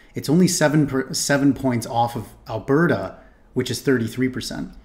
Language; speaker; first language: English; native; English